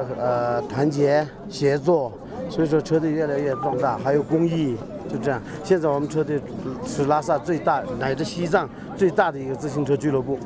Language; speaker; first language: Chinese; non-native, local second language; Tibetan